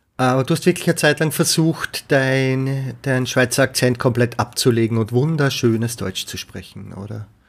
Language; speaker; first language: German; native; German